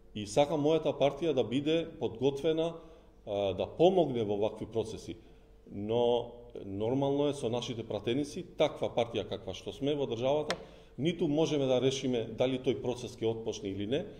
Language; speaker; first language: Macedonian; non-native, local second language; Albanian